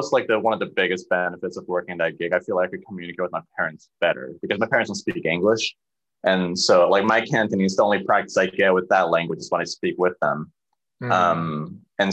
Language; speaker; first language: English; early bilingual, other home language; Cantonese